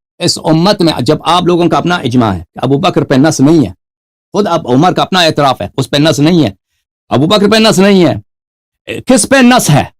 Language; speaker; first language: Urdu; non-native, fluent; Persian